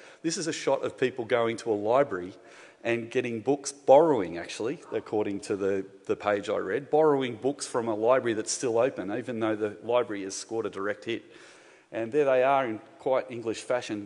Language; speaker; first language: English; native; English